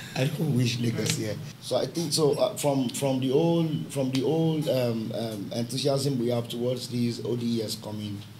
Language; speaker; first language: English; non-native, local second language; Yoruba